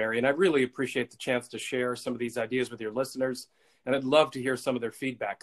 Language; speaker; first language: English; native; English